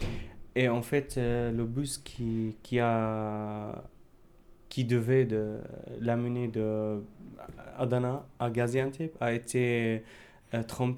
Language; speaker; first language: French; non-native, fluent; Arabic